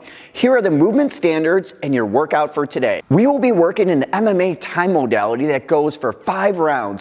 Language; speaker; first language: English; native; English